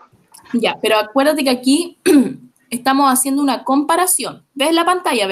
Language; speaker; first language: Spanish; native; Spanish